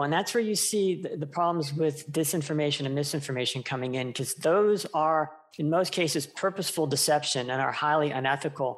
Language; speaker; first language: English; native; English